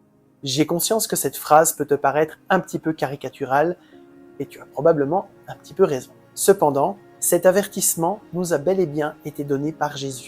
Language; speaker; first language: French; native; French